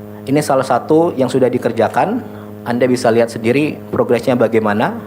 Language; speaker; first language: Indonesian; native; Indonesian